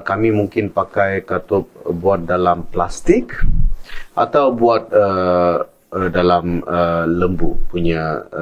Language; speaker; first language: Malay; non-native, local second language; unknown